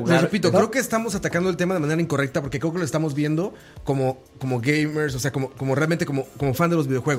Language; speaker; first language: Spanish; native; Spanish